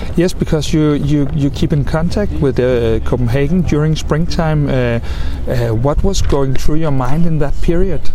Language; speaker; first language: English; native; English